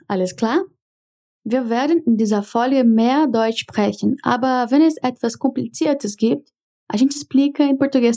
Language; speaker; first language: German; non-native, fluent; Portuguese